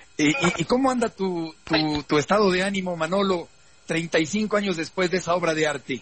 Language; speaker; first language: Spanish; native; Spanish